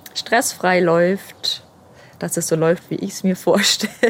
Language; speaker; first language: German; native; German